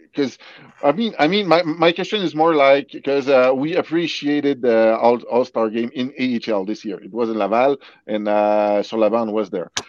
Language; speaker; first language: English; non-native, local second language; French